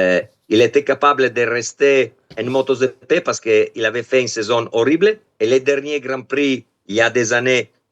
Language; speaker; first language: French; non-native, fluent; Italian